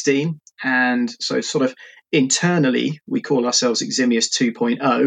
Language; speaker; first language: English; native; English